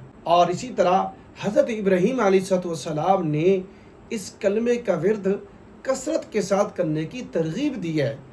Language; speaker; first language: Urdu; native; Urdu